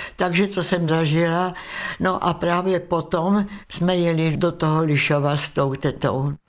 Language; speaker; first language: Czech; native; Czech